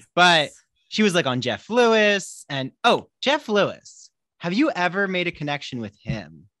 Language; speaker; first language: English; native; English